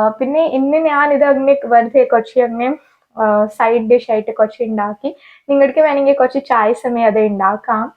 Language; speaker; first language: Malayalam; non-native, learner; Hindi